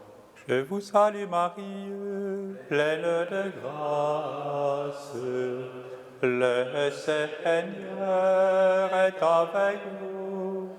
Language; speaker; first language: French; native; French